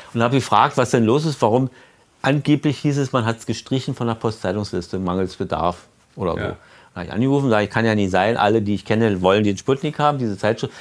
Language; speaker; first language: German; native; German